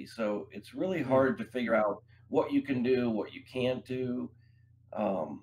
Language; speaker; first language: English; native; English